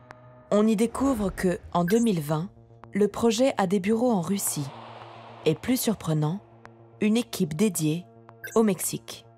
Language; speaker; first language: French; native; French